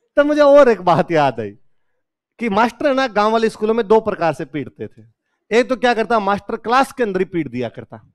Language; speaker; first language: Hindi; native; Hindi